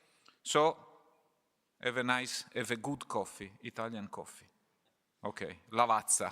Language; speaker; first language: English; non-native, fluent; Italian